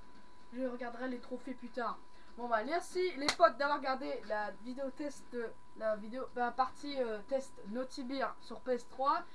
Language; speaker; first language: French; native; French